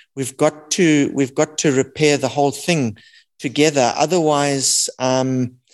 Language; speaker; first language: English; native; English